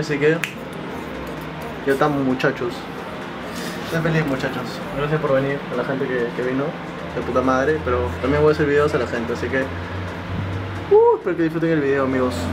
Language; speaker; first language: Spanish; native; Spanish